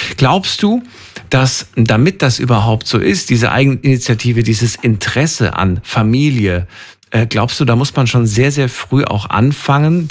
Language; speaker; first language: German; native; German